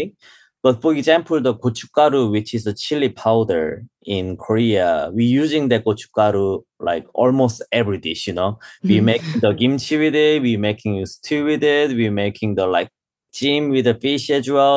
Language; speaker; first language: English; non-native, learner; Korean